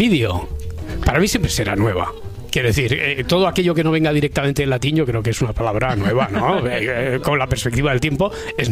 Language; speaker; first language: Spanish; native; Spanish